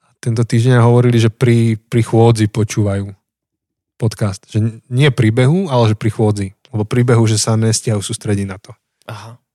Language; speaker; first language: Slovak; native; Slovak